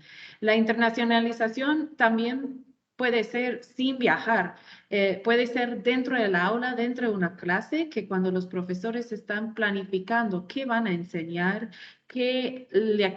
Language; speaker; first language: Spanish; non-native, fluent; English